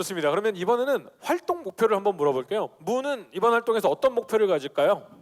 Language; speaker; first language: Korean; native; Korean